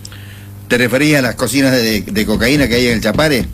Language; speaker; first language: Spanish; native; Spanish